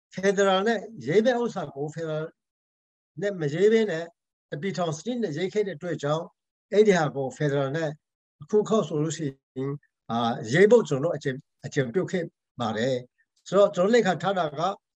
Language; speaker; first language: Burmese; non-native, local second language; Hakha Chin